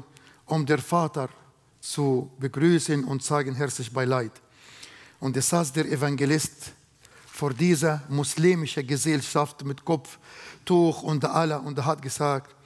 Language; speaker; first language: German; non-native, fluent; Arabic